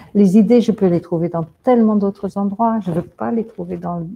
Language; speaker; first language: French; non-native, fluent; English